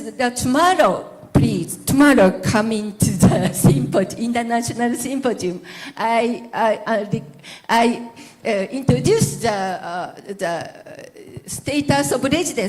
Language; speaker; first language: English; non-native, learner; Japanese